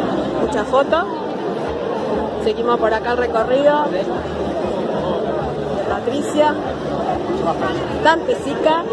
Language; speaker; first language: Spanish; native; Spanish